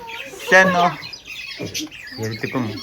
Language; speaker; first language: Mongolian; early bilingual, heritage; Mongolian